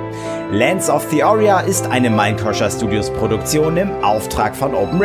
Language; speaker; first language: German; native; German